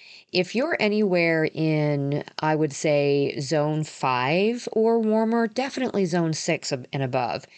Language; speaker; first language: English; native; English